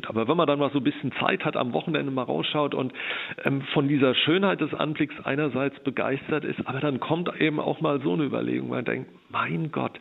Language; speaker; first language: German; native; German